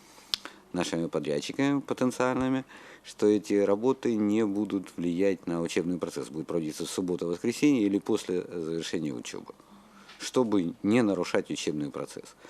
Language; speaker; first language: Russian; native; Russian